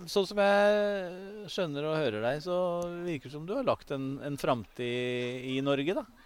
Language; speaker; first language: Norwegian; native; Norwegian